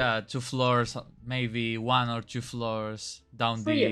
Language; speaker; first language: English; non-native, fluent; Spanish